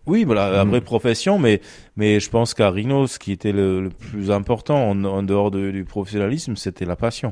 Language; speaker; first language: French; non-native, fluent; German